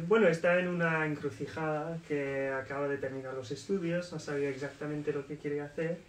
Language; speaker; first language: Spanish; non-native, fluent; English